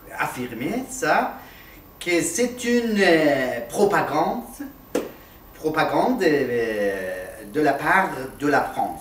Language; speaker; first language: French; non-native, fluent; Persian